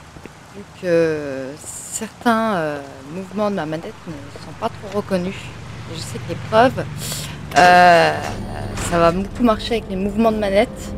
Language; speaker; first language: French; native; French